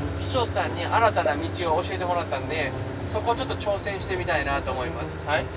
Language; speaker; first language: Japanese; native; Japanese